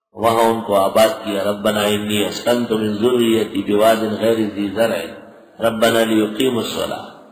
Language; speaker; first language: Urdu; non-native, local second language; Pashto